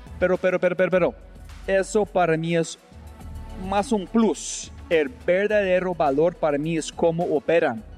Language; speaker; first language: Spanish; non-native, fluent; English